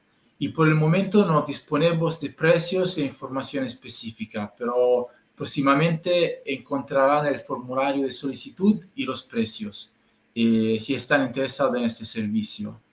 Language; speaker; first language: Spanish; non-native, learner; Italian